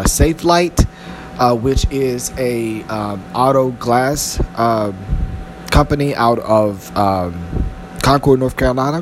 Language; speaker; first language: English; native; English